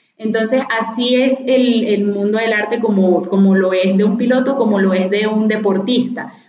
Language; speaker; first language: Spanish; native; Spanish